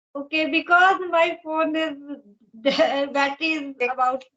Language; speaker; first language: English; non-native, learner; Hindi